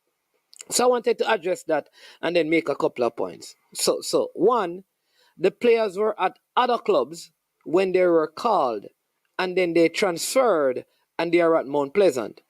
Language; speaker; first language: English; non-native, local second language; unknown